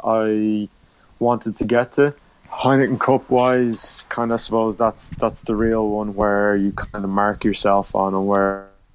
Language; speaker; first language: English; native; English